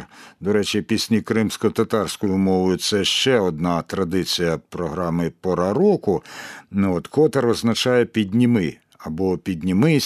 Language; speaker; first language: Ukrainian; native; Ukrainian